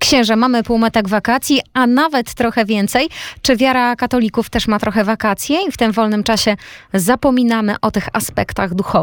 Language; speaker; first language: Polish; native; Polish